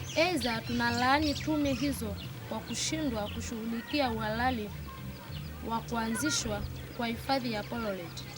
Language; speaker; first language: Swahili; non-native, local second language; Masai